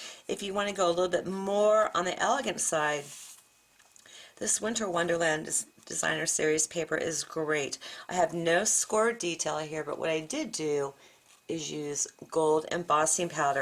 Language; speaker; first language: English; native; English